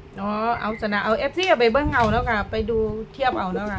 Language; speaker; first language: Thai; non-native, local second language; Lao